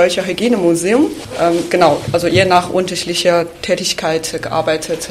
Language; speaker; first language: German; non-native, fluent; Chinese